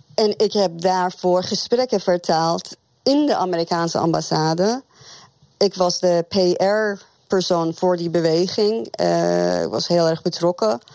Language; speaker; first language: Dutch; non-native, fluent; Persian